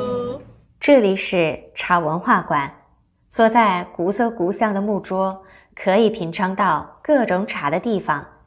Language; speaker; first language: Chinese; non-native, fluent; Korean